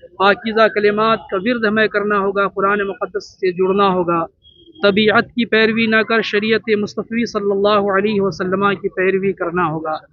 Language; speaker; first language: Urdu; native; Urdu